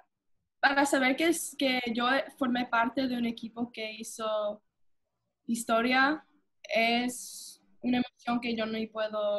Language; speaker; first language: Spanish; early bilingual, heritage; English